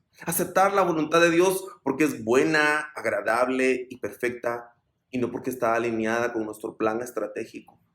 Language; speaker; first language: Spanish; native; Spanish